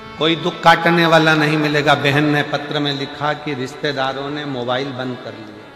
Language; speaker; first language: Hindi; native; Hindi